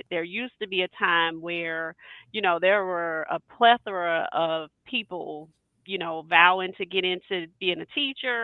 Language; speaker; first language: English; native; English